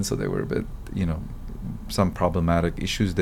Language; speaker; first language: English; non-native, fluent; Arabic